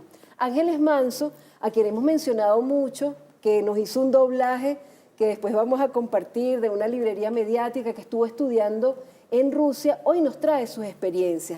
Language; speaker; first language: Spanish; native; Spanish